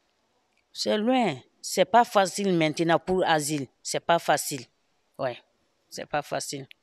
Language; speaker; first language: French; non-native, learner; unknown